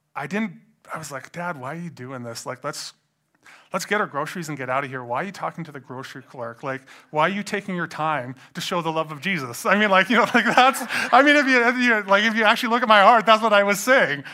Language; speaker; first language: English; native; English